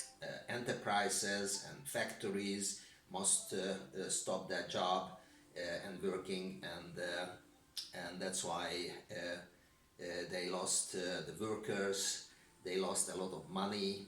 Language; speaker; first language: English; non-native, learner; Hungarian